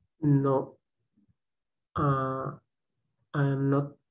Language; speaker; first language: English; non-native, learner; Spanish